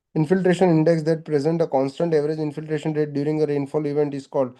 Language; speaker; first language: English; non-native, local second language; Gujarati